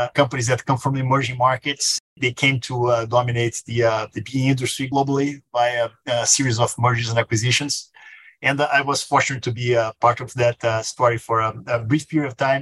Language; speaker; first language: English; non-native, fluent; Portuguese